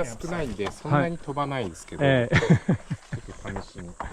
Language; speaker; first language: Japanese; native; Japanese